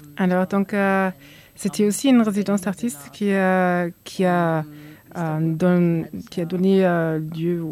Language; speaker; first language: French; non-native, fluent; German